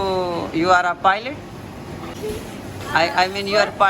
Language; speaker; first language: English; non-native, learner; Punjabi